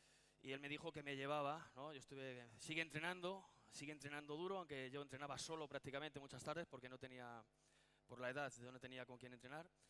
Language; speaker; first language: Spanish; native; Spanish